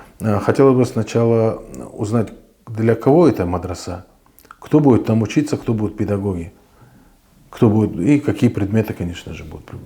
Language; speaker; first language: Russian; non-native, local second language; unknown